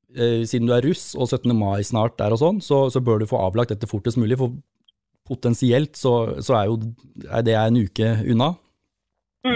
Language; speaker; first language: Norwegian; native; Norwegian